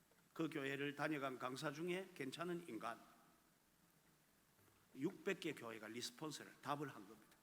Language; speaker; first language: Korean; native; Korean